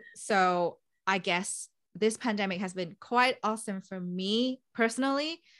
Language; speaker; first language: English; non-native, fluent; Vietnamese